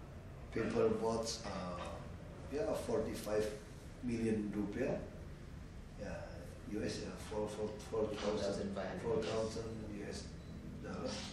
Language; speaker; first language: English; non-native, learner; Indonesian